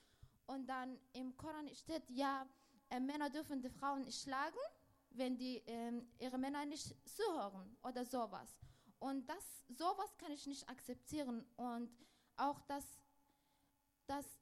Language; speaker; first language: German; non-native, learner; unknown